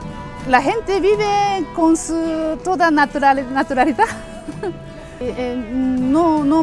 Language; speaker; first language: Spanish; non-native, fluent; Japanese